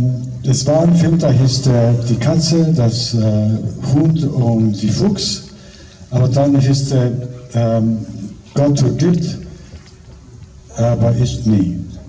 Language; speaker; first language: German; non-native, fluent; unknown